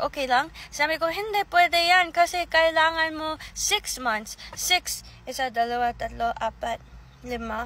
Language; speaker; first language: Filipino; early bilingual, heritage; English